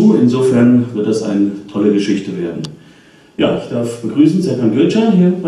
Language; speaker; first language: German; native; German